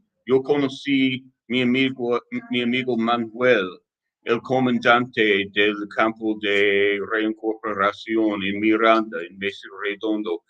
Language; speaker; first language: Spanish; non-native, learner; English